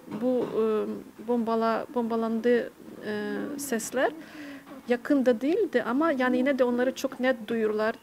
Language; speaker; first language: Turkish; non-native, fluent; Ukrainian